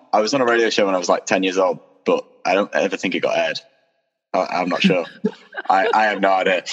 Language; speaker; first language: English; native; English